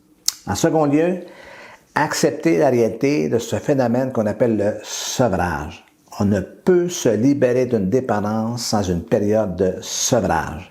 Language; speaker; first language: French; native; French